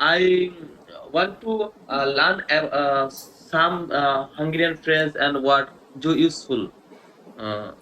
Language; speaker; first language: English; non-native, learner; Bangla